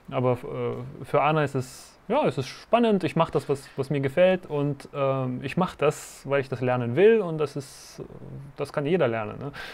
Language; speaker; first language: German; native; German